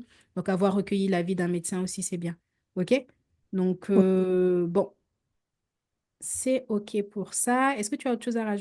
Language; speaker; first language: French; native; French